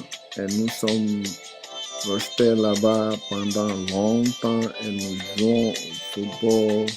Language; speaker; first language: French; non-native, learner; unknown